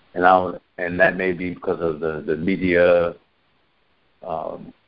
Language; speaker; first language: English; native; English